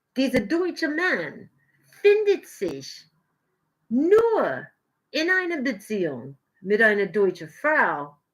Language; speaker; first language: German; non-native, learner; English